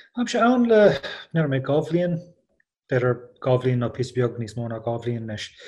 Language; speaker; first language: Irish; non-native, local second language; English